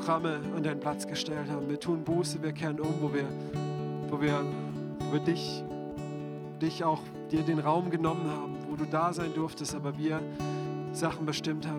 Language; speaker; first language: German; native; German